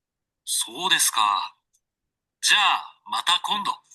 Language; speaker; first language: Japanese; non-native, learner; Sinhala